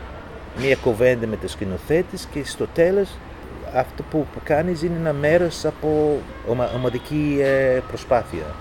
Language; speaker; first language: Greek; non-native, fluent; English